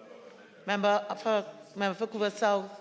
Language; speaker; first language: English; native; English